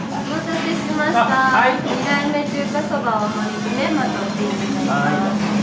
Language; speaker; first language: Japanese; native; Japanese